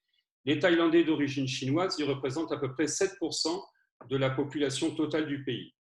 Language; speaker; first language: French; native; French